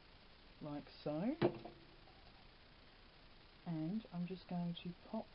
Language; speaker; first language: English; native; English